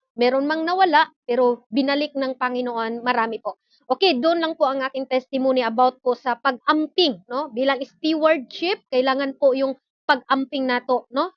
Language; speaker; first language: Filipino; non-native, local second language; Cebuano